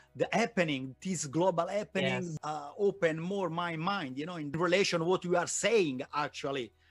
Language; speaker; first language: English; non-native, fluent; Italian